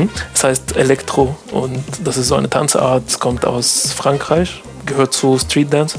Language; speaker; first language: German; non-native, fluent; Arabic